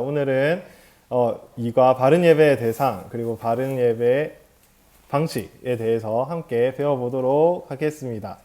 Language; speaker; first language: Korean; native; Korean